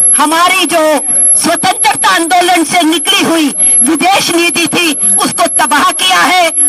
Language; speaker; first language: Hindi; native; Hindi